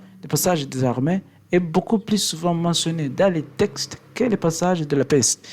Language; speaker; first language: French; non-native, learner; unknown